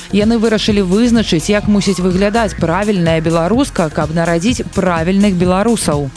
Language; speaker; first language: Belarusian; native; Belarusian